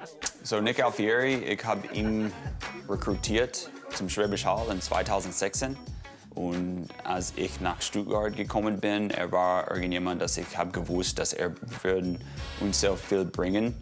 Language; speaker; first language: German; non-native, fluent; English